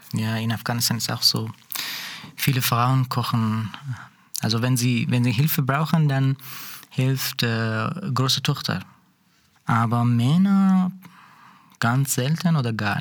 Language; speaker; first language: German; non-native, learner; Persian